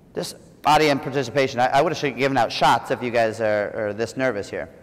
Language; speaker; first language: English; native; English